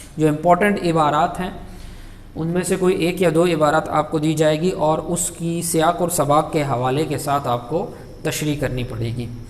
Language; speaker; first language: Urdu; native; Urdu